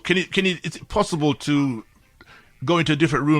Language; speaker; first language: English; native; English